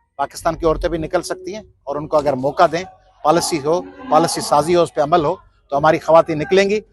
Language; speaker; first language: Urdu; non-native, local second language; Sindhi